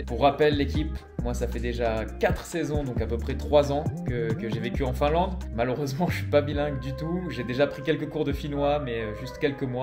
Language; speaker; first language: French; native; French